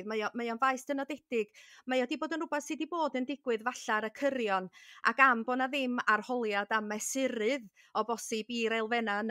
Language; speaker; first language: Welsh; native; Welsh